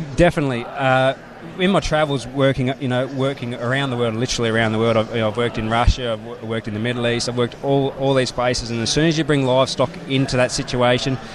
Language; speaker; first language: English; native; English